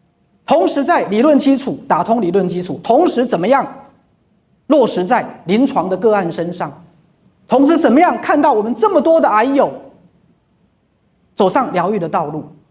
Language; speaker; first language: Chinese; native; Chinese